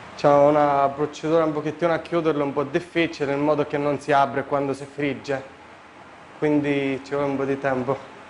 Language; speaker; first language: Italian; non-native, fluent; Arabic